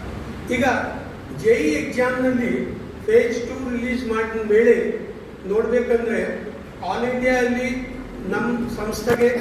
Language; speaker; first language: Kannada; non-native, learner; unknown